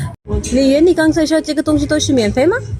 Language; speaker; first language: Chinese; non-native, fluent; Urdu